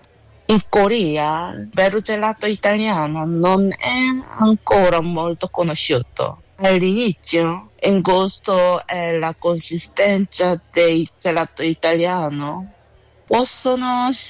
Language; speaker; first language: Italian; non-native, learner; Korean